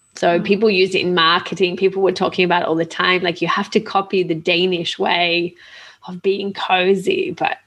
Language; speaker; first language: English; native; English